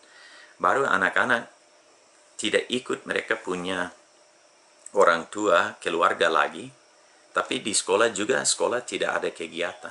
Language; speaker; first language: Indonesian; non-native, fluent; English